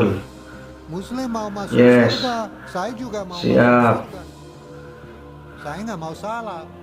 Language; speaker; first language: Indonesian; non-native, learner; English